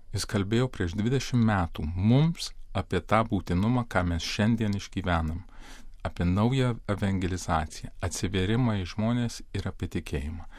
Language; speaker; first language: Lithuanian; early bilingual, heritage; Lithuanian